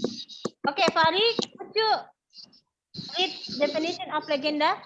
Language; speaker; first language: English; non-native, learner; Indonesian